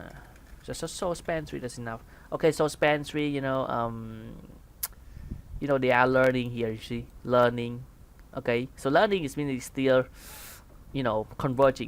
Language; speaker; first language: English; non-native, fluent; Khmer